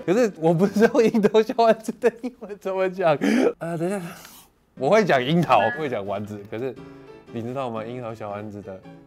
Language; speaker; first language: Chinese; native; Chinese